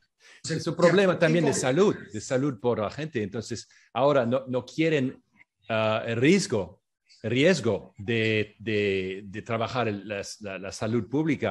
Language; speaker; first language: Spanish; non-native, fluent; French